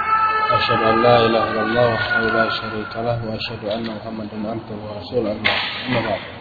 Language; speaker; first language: Arabic; non-native, fluent; Indonesian